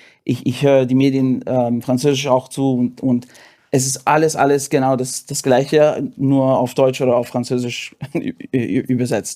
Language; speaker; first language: German; non-native, fluent; English